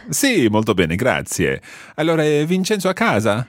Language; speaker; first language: Italian; non-native, fluent; English